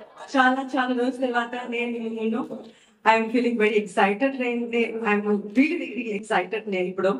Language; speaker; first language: Telugu; non-native, learner; Tamil